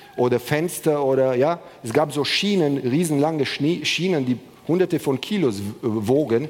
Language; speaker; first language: German; non-native, fluent; Romanian